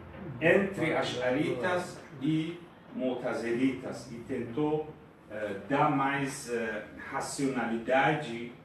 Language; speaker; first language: Portuguese; non-native, fluent; Persian